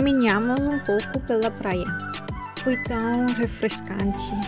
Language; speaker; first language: Portuguese; non-native, fluent; Korean